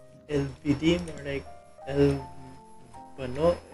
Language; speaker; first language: English; non-native, local second language; Filipino